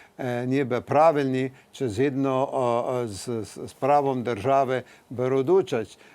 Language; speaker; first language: Ukrainian; early bilingual, heritage; Ukrainian